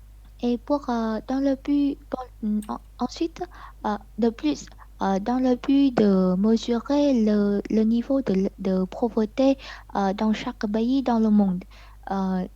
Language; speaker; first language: French; non-native, learner; Vietnamese